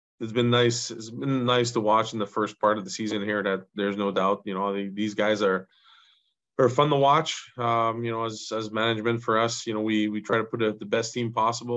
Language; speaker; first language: English; non-native, local second language; French